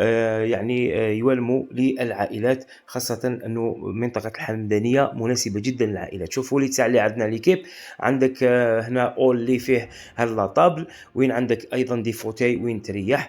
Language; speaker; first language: Arabic; native; Arabic